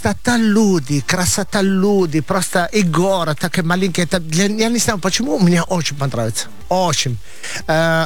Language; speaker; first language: Russian; non-native, fluent; Italian